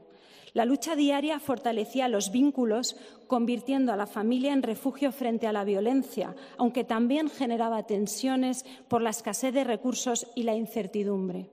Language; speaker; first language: Spanish; native; Spanish